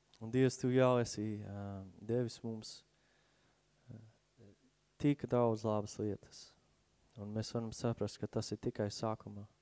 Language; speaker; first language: Latvian; non-native, fluent; English